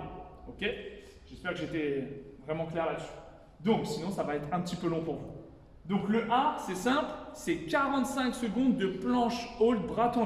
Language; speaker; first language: French; native; French